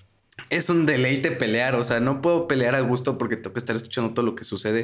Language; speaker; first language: Spanish; native; Spanish